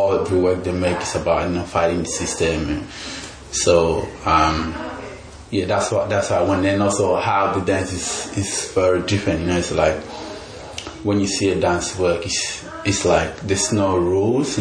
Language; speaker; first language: English; non-native, local second language; Ga